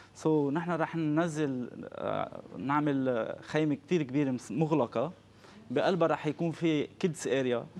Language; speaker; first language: Arabic; native; Arabic